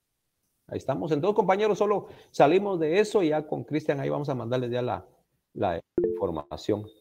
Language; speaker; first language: Spanish; native; Spanish